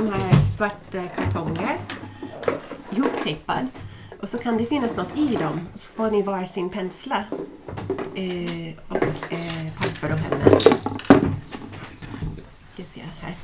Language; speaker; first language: Swedish; non-native, fluent; English